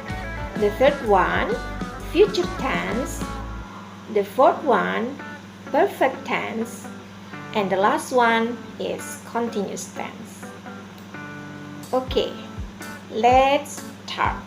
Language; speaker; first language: English; non-native, learner; Indonesian